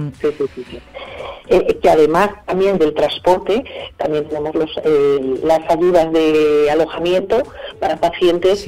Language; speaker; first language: Spanish; native; Spanish